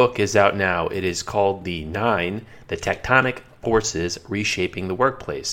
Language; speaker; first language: English; native; English